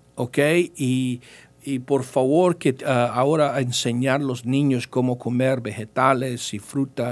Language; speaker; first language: Spanish; early bilingual, heritage; English